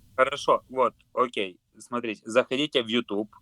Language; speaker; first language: Russian; non-native, local second language; Ukrainian